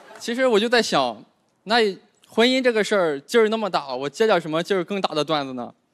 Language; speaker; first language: Chinese; native; Chinese